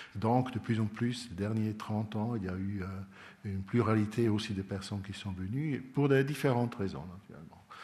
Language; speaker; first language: French; non-native, local second language; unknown